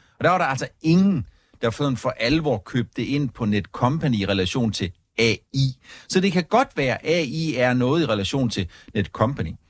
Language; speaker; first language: Danish; native; Danish